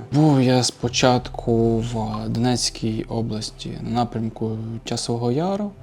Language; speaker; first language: Ukrainian; native; Ukrainian